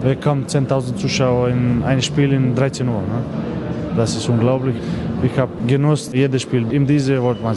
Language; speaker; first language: German; non-native, learner; Macedonian